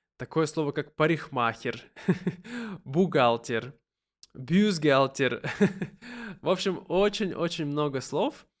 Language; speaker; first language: Russian; native; Russian